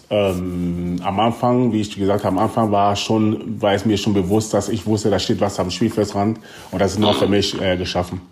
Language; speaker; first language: German; early bilingual, other home language; Akan